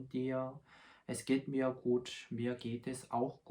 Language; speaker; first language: German; non-native, fluent; Korean